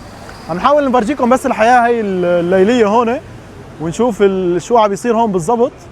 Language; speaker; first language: Arabic; native; Arabic